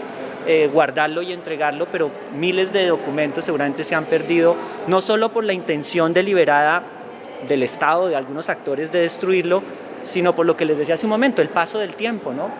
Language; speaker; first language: Spanish; native; Spanish